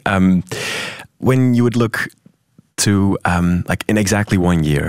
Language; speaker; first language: English; non-native, fluent; Dutch